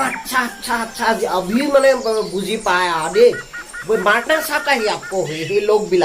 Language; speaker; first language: Hindi; non-native, local second language; Assamese